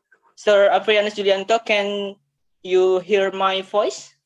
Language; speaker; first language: English; non-native, learner; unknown